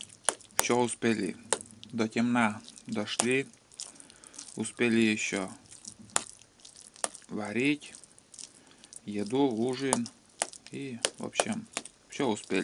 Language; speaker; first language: Russian; native; Russian